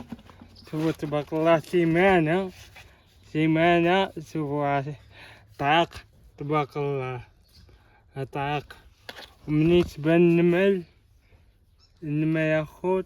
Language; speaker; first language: Arabic; native; Arabic